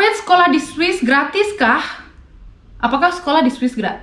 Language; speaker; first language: Indonesian; non-native, local second language; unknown